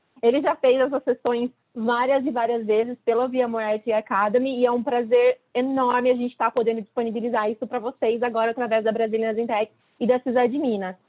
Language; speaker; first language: Portuguese; native; Portuguese